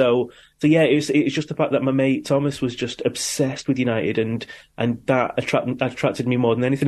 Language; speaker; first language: English; native; English